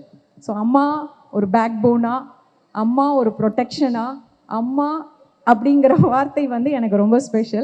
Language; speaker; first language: Tamil; native; Tamil